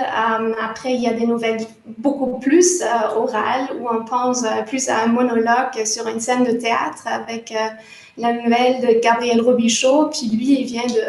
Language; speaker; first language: French; non-native, fluent; German